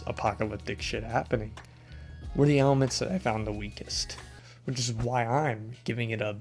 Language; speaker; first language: English; native; English